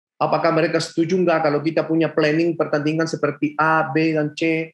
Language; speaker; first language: Indonesian; non-native, fluent; Spanish